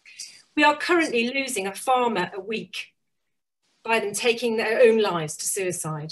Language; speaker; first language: English; native; English